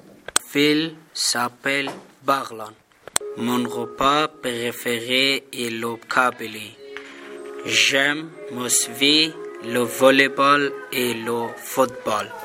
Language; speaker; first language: French; non-native, learner; Persian